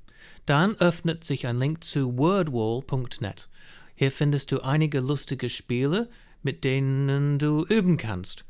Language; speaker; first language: German; non-native, fluent; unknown